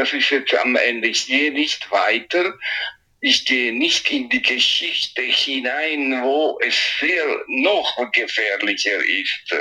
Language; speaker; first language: German; non-native, fluent; Italian